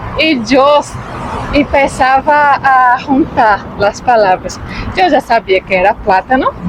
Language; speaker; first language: Spanish; non-native, fluent; Portuguese